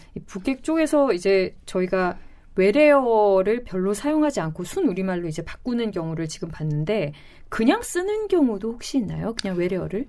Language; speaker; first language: Korean; native; Korean